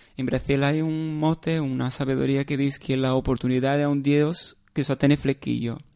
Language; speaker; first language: Spanish; non-native, fluent; Portuguese